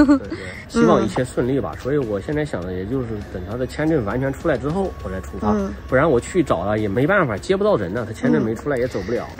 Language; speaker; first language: Chinese; native; Chinese